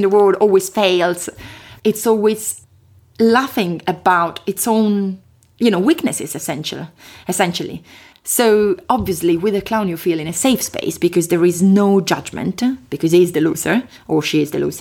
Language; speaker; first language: English; non-native, fluent; Italian